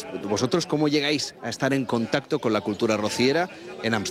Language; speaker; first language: Spanish; native; Spanish